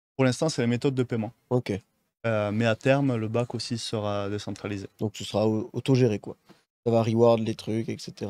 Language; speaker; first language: French; native; French